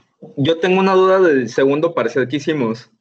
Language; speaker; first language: Spanish; native; Spanish